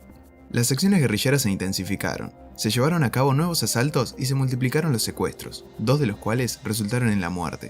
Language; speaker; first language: Spanish; native; Spanish